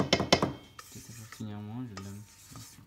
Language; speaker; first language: French; non-native, learner; English